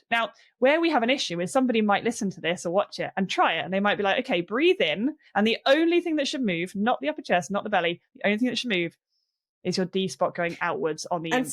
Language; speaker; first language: English; native; English